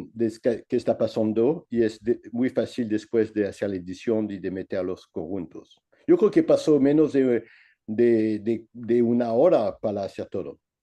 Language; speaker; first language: Spanish; non-native, learner; French